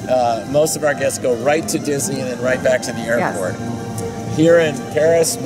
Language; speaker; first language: English; native; English